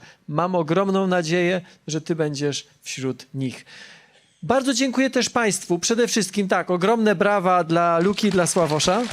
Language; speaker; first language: Polish; native; Polish